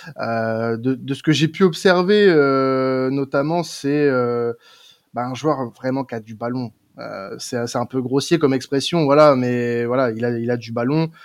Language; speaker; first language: French; native; French